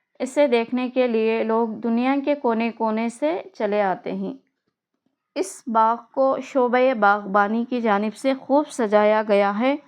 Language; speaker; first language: Urdu; native; Urdu